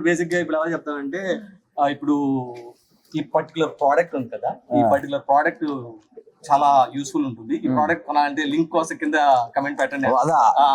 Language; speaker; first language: Telugu; native; Telugu